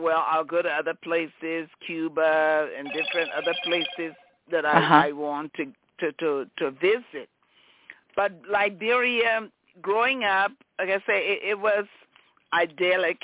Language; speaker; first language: English; native; English